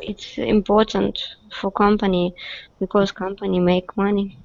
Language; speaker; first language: English; non-native, learner; Russian